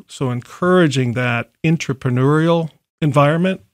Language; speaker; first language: English; native; English